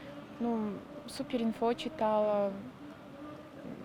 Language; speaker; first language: Russian; non-native, local second language; Kyrgyz